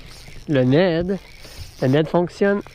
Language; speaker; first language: French; native; French